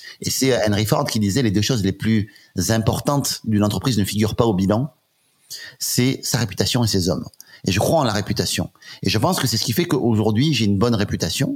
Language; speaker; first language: French; native; French